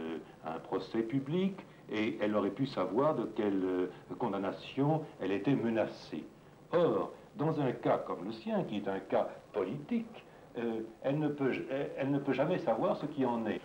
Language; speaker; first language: French; native; French